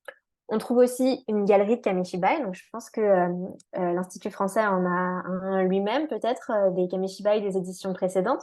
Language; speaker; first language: French; native; French